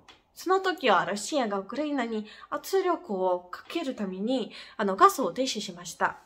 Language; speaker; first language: Japanese; non-native, fluent; Ukrainian